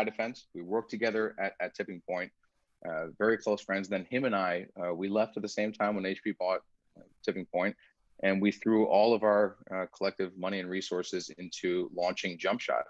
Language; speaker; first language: English; early bilingual, other home language; Persian